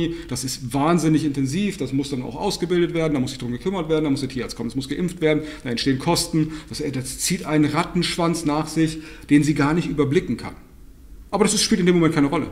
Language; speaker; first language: German; native; German